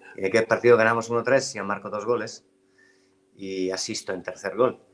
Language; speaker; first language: Spanish; non-native, fluent; Serbian